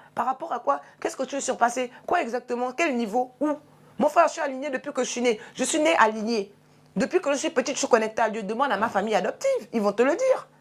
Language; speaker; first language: French; native; French